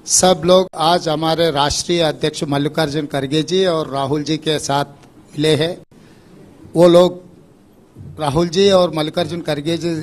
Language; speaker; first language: Hindi; non-native, local second language; Telugu